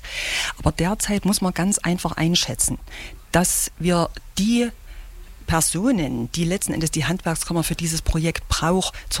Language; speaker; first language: German; native; German